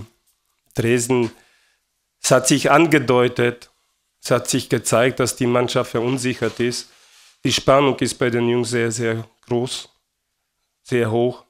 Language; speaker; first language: German; non-native, fluent; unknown